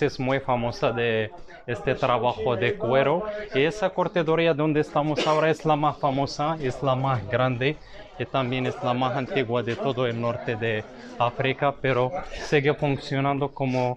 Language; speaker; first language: Spanish; non-native, fluent; Arabic